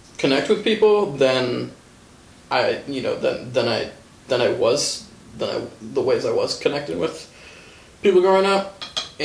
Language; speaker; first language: English; native; English